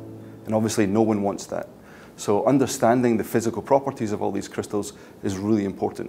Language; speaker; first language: English; native; English